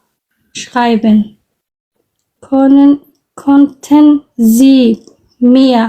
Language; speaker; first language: German; non-native, learner; Somali